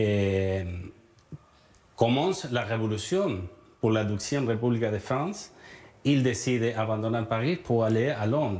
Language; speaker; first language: French; non-native, learner; Spanish